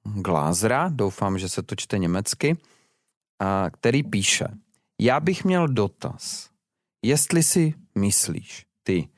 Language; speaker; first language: Czech; native; Czech